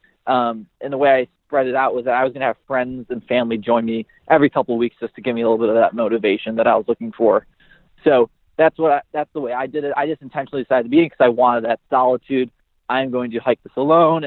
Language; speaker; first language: English; native; English